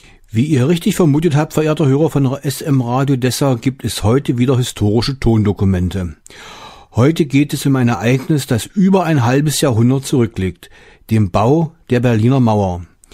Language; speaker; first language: German; native; German